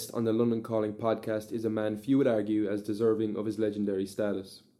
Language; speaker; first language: English; native; English